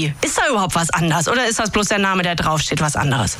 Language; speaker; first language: German; native; German